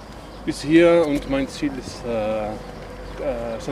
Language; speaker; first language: German; non-native, learner; Dutch